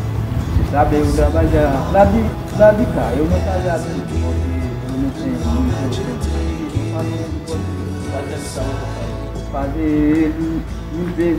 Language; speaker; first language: Portuguese; non-native, learner; Haitian Creole